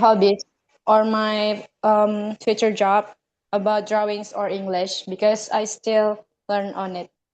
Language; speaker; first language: English; non-native, learner; Indonesian